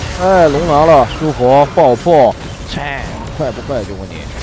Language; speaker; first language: Chinese; native; Chinese